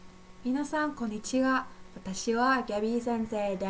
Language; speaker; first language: Japanese; non-native, fluent; English